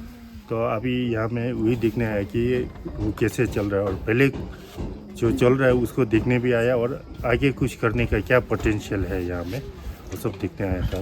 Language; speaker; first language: Hindi; non-native, local second language; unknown